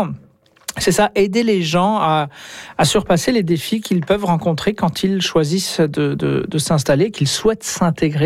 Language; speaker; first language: French; native; French